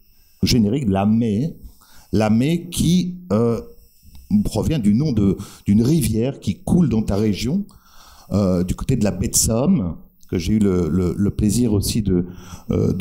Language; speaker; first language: French; native; French